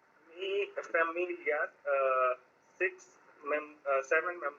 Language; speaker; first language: Spanish; non-native, learner; Hindi